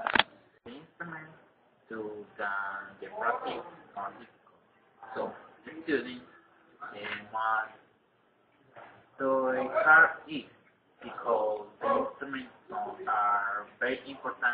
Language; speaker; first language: English; non-native, learner; Spanish